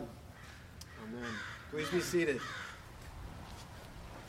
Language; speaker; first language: English; native; English